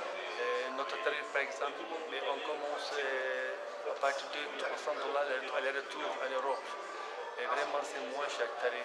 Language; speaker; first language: French; non-native, learner; Turkish